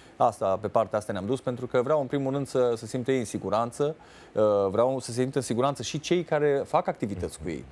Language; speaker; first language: Romanian; native; Romanian